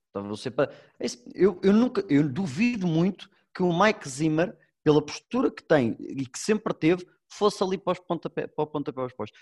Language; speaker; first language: Portuguese; native; Portuguese